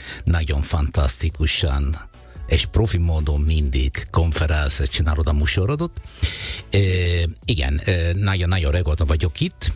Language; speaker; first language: Hungarian; non-native, fluent; Italian